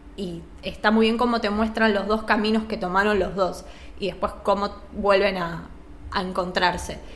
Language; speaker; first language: Spanish; native; Spanish